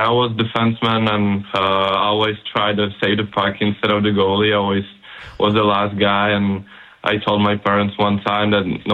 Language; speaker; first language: English; non-native, fluent; Czech